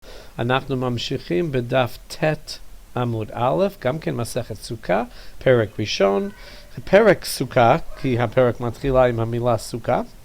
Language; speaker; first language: Hebrew; non-native, fluent; English